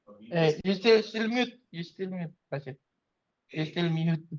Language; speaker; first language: English; non-native, learner; Indonesian